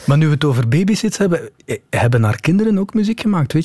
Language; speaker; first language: Dutch; native; Dutch